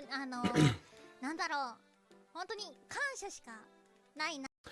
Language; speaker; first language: Japanese; native; Japanese